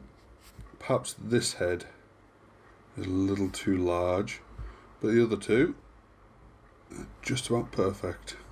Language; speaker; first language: English; native; English